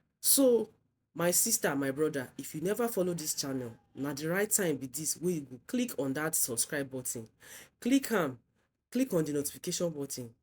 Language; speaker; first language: Nigerian Pidgin; non-native, local second language; Yoruba